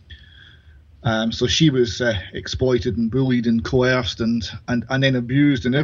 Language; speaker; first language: English; native; English